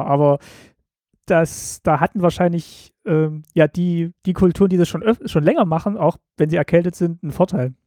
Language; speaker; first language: German; native; German